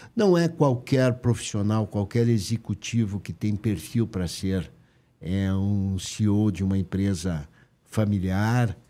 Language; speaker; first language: Portuguese; native; Portuguese